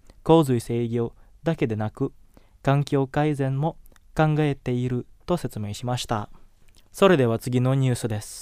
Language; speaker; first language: Japanese; non-native, fluent; Indonesian